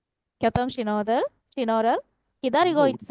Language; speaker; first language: Korean; non-native, fluent; Sinhala